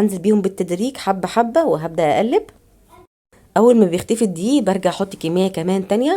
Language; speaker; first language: Arabic; native; Arabic